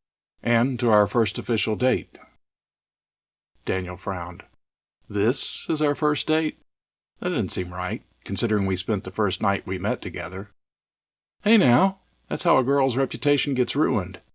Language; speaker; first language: English; native; English